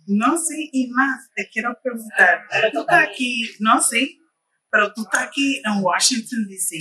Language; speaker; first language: Spanish; early bilingual, heritage; Spanish